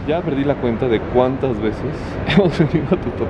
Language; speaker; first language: Spanish; native; Spanish